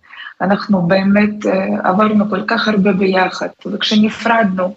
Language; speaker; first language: Hebrew; non-native, fluent; Russian